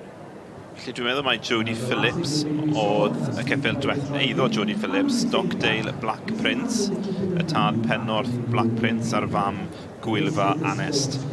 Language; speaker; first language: Welsh; native; Welsh